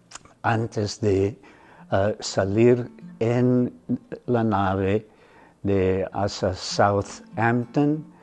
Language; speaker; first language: Spanish; non-native, fluent; German